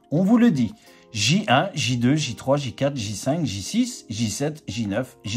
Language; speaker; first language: French; native; French